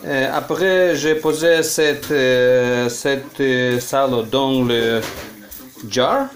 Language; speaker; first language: French; non-native, learner; Ukrainian